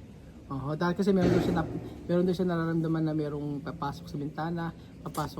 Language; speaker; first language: Filipino; native; Filipino